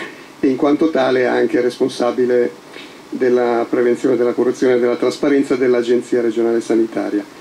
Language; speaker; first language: Italian; native; Italian